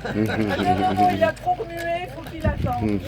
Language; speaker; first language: French; native; French